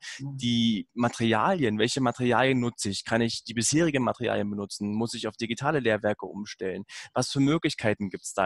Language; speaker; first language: German; native; German